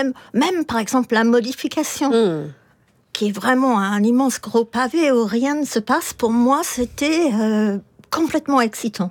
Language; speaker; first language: French; non-native, fluent; English